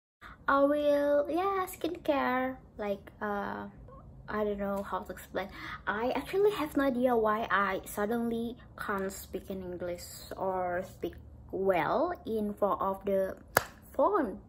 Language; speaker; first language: English; non-native, learner; Indonesian